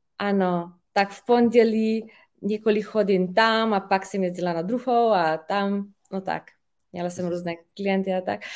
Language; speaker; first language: Czech; non-native, fluent; Slovenian